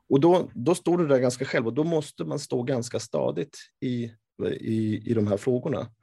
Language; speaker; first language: Swedish; native; Swedish